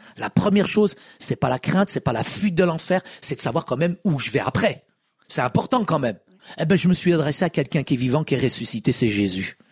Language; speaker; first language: French; early bilingual, other home language; Arabic